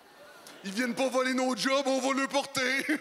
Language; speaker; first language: French; native; French